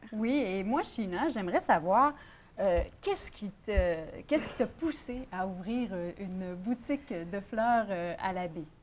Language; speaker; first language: French; native; French